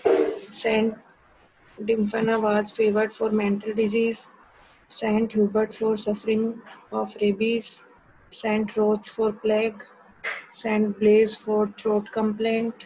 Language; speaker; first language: English; non-native, local second language; Hindi